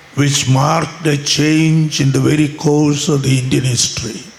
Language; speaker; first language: English; non-native, local second language; Malayalam